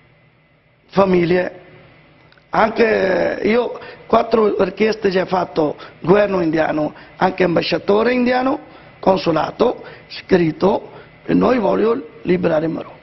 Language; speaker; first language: Italian; non-native, learner; Punjabi